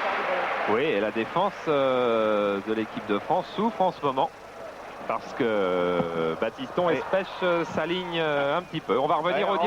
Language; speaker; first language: French; native; French